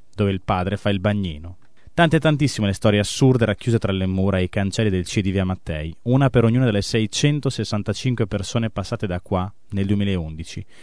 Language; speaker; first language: Italian; native; Italian